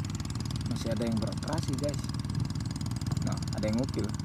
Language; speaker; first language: Indonesian; native; Indonesian